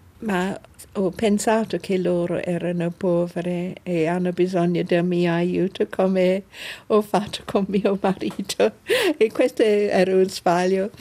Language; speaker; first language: Italian; non-native, learner; English